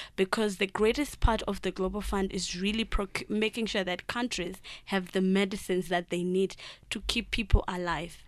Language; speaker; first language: English; non-native, local second language; Shona